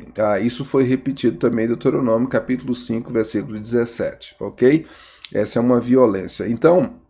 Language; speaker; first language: Portuguese; native; Portuguese